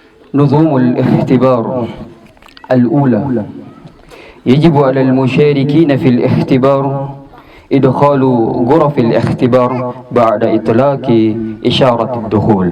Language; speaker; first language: Arabic; non-native, learner; Indonesian